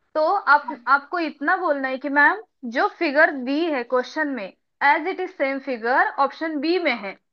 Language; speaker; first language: Hindi; non-native, local second language; Marathi